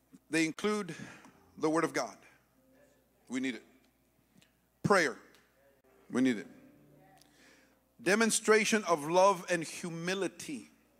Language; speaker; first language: English; native; English